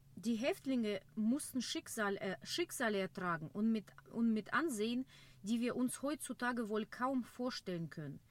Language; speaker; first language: German; non-native, fluent; Russian